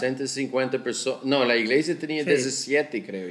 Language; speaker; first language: Spanish; non-native, learner; Dutch